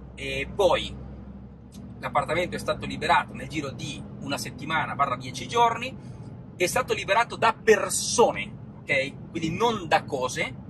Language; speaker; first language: Italian; non-native, fluent; Spanish